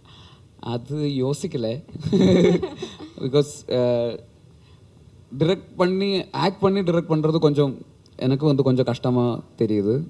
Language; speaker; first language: Tamil; non-native, learner; Malayalam